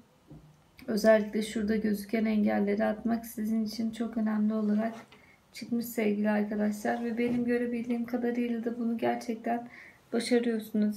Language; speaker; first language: Turkish; native; Turkish